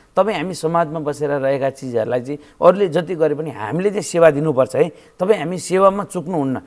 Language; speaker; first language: Nepali; native; Nepali